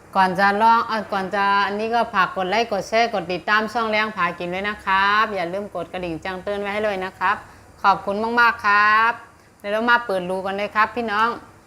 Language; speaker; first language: Thai; native; Thai